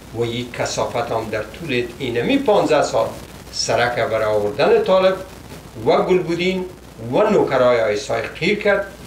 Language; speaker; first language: Persian; native; Persian